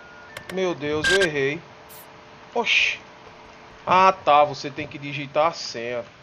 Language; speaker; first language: Portuguese; native; Portuguese